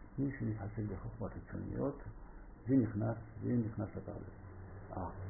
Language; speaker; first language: Hebrew; non-native, fluent; French